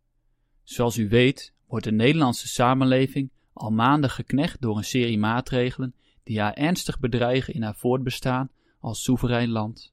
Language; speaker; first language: Dutch; native; Dutch